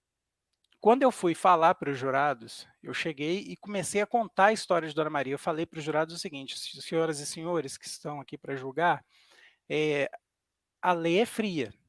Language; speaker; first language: Portuguese; native; Portuguese